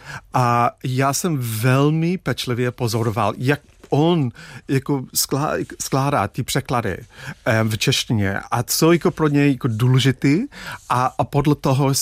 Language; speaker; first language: Czech; non-native, fluent; English